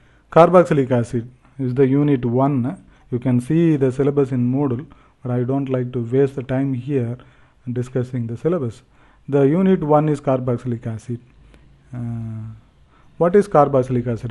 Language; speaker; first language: English; non-native, local second language; Tamil